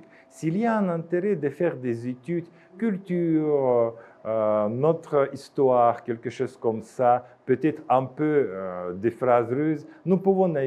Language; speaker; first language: French; non-native, fluent; Russian